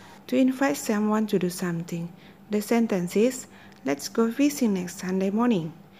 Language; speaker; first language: English; non-native, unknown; Indonesian